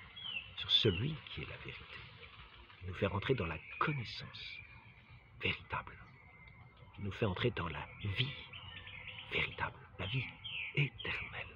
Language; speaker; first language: French; native; French